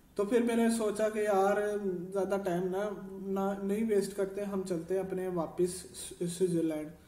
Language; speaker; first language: Urdu; non-native, local second language; Punjabi